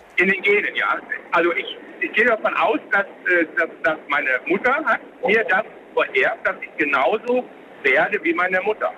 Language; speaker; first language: German; native; German